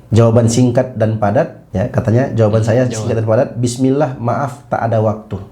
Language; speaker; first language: Indonesian; native; Indonesian